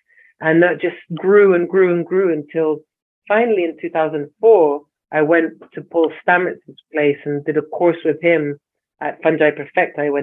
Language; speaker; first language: English; native; English